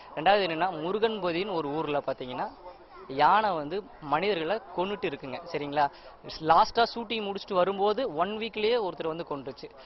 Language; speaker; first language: Tamil; native; Tamil